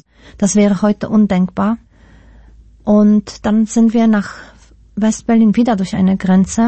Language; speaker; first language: German; early bilingual, other home language; Polish